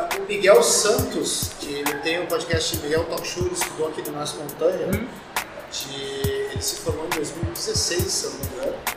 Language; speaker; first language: Portuguese; native; Portuguese